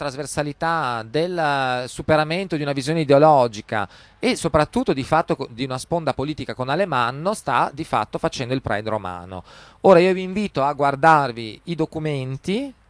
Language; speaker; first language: Italian; native; Italian